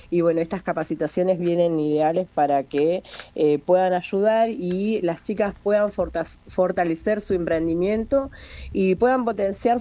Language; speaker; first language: Spanish; native; Spanish